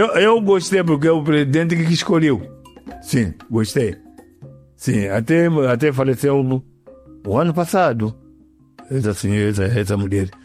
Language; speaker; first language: Portuguese; non-native, local second language; Yao